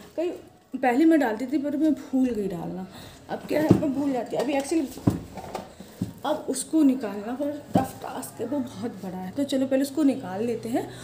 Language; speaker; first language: Hindi; native; Hindi